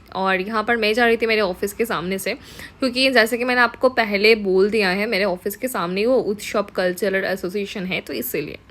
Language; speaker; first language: Hindi; non-native, local second language; Bangla